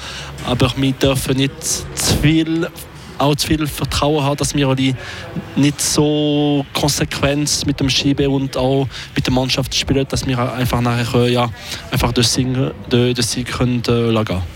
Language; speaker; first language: German; non-native, local second language; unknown